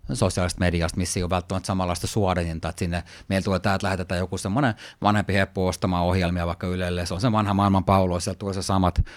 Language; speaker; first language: Finnish; early bilingual, heritage; Finnish